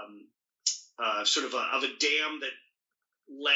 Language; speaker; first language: English; native; English